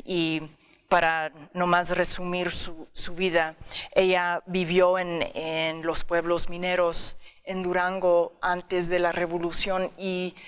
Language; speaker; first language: Spanish; early bilingual, heritage; English